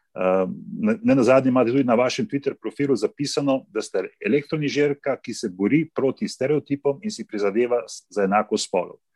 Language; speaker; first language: Slovenian; native; Slovenian